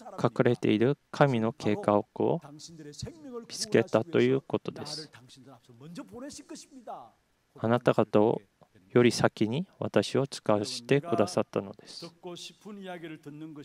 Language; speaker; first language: Japanese; non-native, fluent; Korean